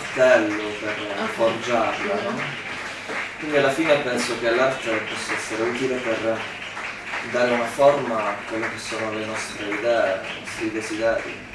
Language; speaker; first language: Italian; native; Italian